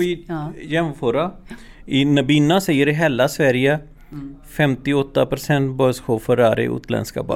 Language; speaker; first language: Swedish; non-native, learner; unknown